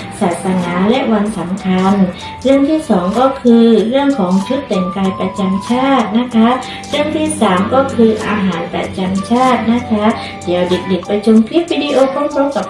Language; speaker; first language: Thai; native; Thai